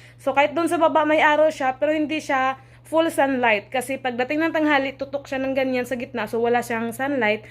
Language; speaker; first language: Filipino; non-native, local second language; Cebuano